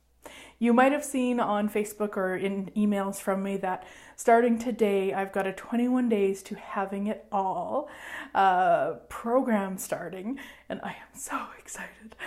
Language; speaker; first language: English; native; English